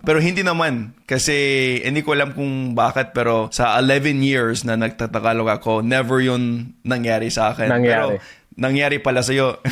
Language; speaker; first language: Filipino; non-native, fluent; English